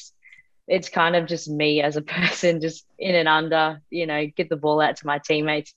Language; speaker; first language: English; native; English